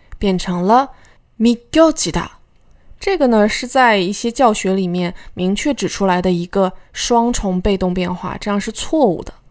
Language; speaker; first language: Chinese; native; Chinese